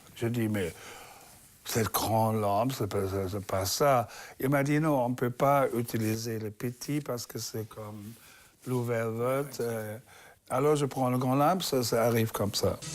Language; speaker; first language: French; non-native, learner; German